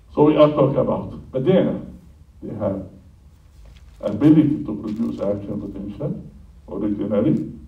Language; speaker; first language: English; non-native, fluent; Arabic